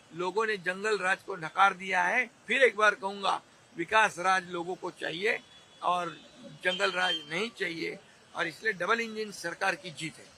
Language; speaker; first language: Hindi; non-native, local second language; Marathi